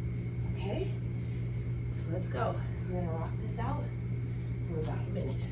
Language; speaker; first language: English; native; English